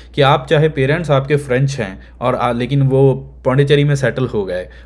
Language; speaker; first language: Hindi; native; Hindi